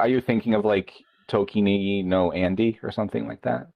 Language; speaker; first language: English; native; English